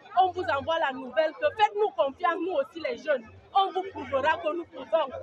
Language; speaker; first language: French; native; French